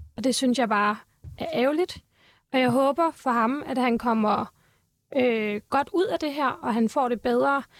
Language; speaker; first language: Danish; early bilingual, other home language; Turkish